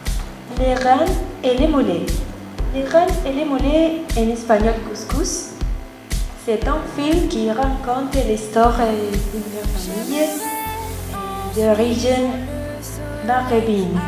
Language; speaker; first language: French; non-native, learner; Spanish